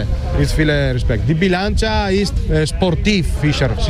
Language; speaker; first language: German; non-native, learner; Italian